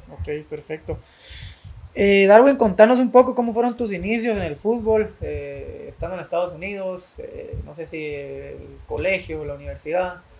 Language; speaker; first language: Spanish; native; Spanish